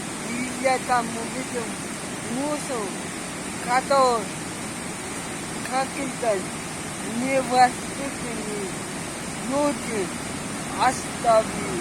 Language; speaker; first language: Russian; non-native, local second language; Kyrgyz